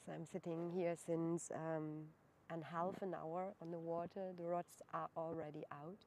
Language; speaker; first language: English; non-native, fluent; German